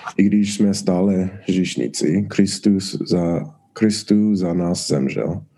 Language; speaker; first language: Czech; non-native, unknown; English